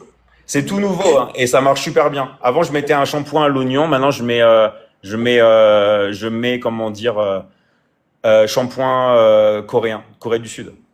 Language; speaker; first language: French; native; French